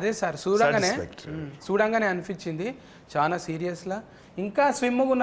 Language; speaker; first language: Telugu; native; Telugu